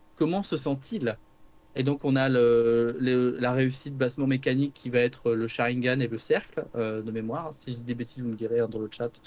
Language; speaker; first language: French; native; French